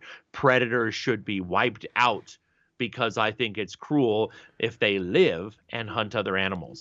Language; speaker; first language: English; native; English